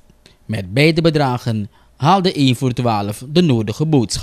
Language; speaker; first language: Dutch; native; Dutch